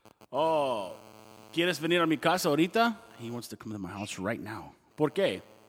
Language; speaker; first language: Spanish; non-native, learner; English